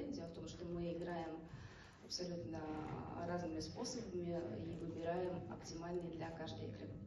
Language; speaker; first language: Russian; native; Russian